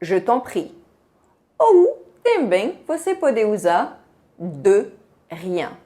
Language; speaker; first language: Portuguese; non-native, fluent; French